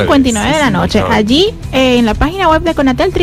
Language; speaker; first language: Spanish; native; Spanish